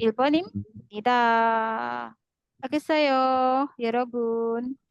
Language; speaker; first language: Korean; non-native, learner; Indonesian